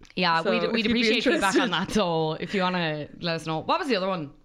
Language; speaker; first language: English; native; English